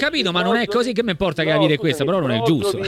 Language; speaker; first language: Italian; native; Italian